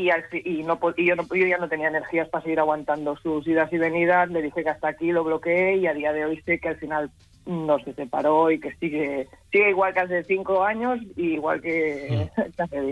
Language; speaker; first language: Spanish; native; Spanish